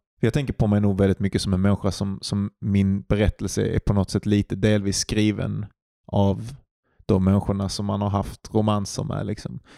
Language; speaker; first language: Swedish; native; Swedish